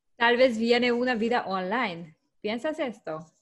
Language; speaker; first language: Spanish; non-native, learner; Hungarian